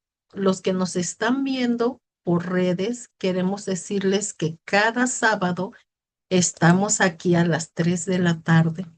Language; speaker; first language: Spanish; native; Spanish